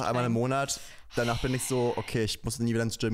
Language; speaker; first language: German; native; German